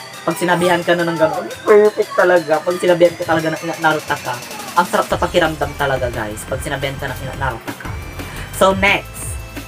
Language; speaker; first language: Filipino; non-native, local second language; Pangasinan